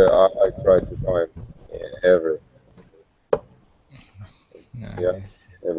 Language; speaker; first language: English; non-native, learner; Russian